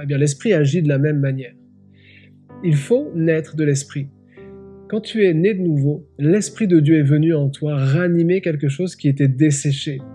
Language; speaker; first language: French; native; French